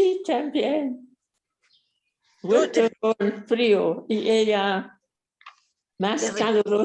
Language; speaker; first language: Spanish; non-native, fluent; English